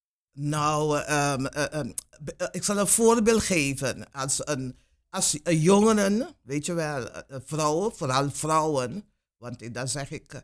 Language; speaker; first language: Dutch; non-native, local second language; Papiamento